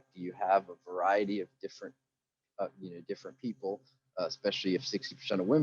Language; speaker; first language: English; native; English